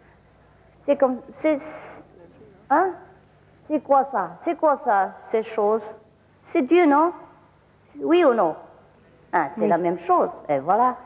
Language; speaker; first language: French; non-native, learner; Vietnamese